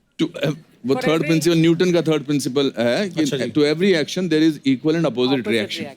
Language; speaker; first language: Hindi; native; Hindi